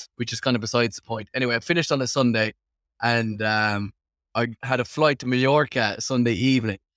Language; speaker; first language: English; native; English